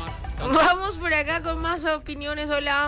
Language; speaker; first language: Spanish; native; Spanish